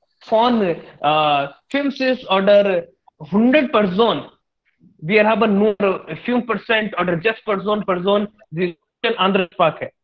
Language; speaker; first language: German; non-native, learner; Hindi